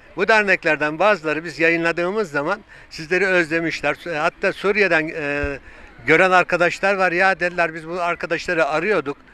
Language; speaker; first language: Turkish; native; Turkish